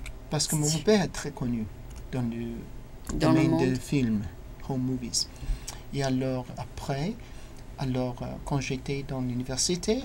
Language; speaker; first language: French; non-native, learner; English